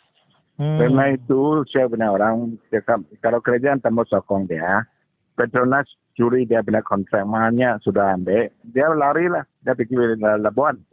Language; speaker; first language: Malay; non-native, local second language; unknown